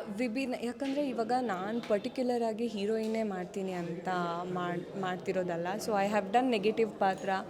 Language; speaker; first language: Kannada; non-native, local second language; Konkani